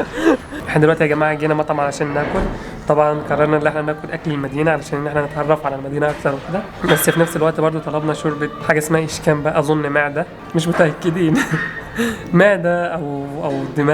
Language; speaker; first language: Arabic; native; Arabic